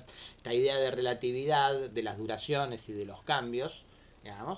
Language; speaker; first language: Spanish; native; Spanish